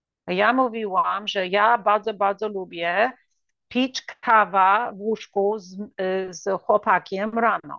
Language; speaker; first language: Polish; early bilingual, heritage; English